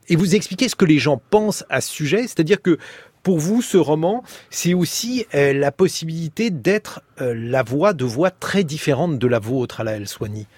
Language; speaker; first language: French; native; French